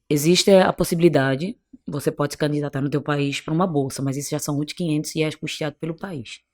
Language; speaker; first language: Portuguese; non-native, local second language; Kabuverdianu